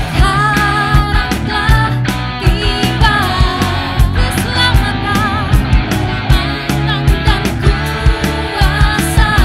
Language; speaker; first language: Indonesian; native; Indonesian